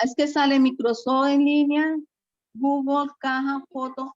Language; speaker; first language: Spanish; native; Spanish